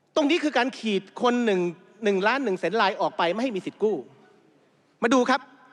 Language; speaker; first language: Thai; native; Thai